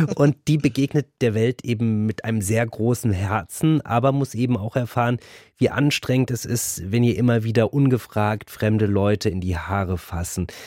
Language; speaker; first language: German; native; German